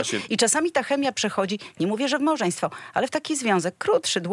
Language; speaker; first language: Polish; native; Polish